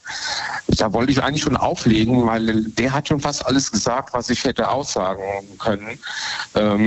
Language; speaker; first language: German; native; German